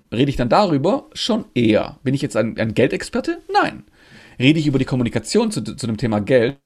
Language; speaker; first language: German; non-native, local second language; Greek